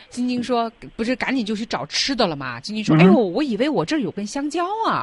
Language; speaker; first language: Chinese; native; Chinese